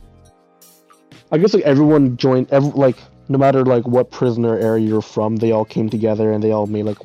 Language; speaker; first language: English; native; English